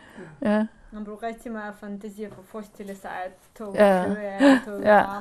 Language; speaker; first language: Danish; non-native, learner; Russian